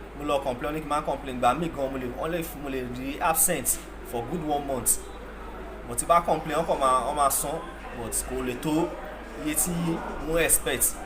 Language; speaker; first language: Yoruba; non-native, local second language; Igbo